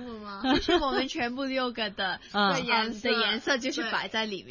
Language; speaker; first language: Chinese; non-native, local second language; Cantonese